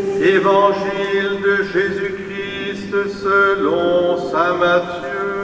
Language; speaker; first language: French; native; French